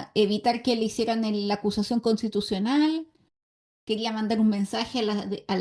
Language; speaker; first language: Spanish; native; Spanish